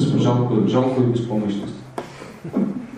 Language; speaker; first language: Russian; native; Russian